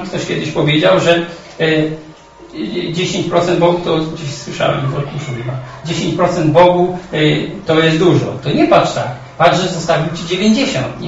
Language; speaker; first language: Polish; native; Polish